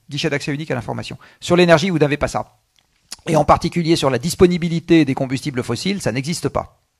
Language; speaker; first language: French; native; French